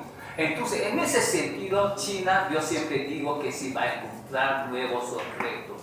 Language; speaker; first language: Spanish; non-native, fluent; Chinese